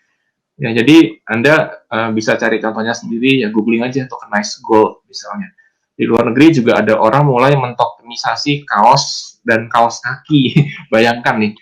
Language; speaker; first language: Indonesian; native; Indonesian